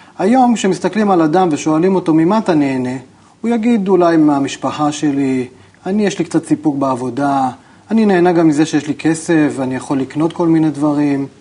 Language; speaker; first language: Hebrew; native; Hebrew